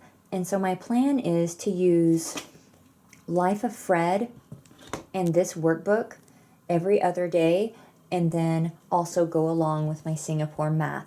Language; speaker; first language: English; native; English